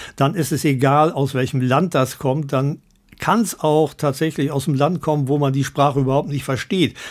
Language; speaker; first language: German; native; German